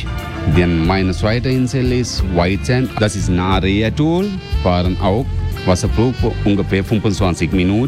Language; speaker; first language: German; non-native, learner; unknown